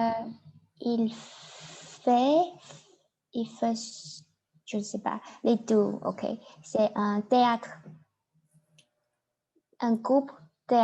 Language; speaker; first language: French; non-native, learner; Chinese